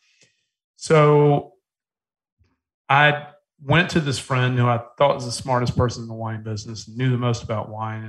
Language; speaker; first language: English; native; English